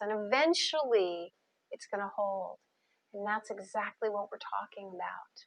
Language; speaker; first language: English; native; English